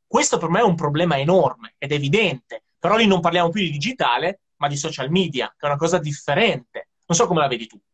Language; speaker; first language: Italian; native; Italian